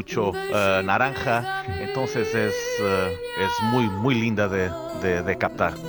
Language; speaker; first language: Spanish; non-native, fluent; Portuguese